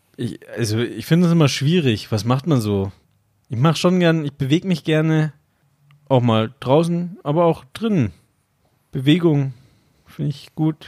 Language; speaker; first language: German; native; German